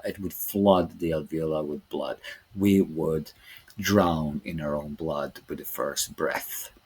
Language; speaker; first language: English; non-native, fluent; Serbian